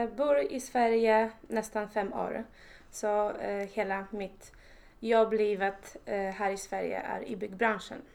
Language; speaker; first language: Swedish; non-native, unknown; Polish